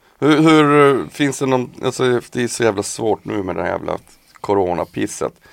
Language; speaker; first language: Swedish; native; Swedish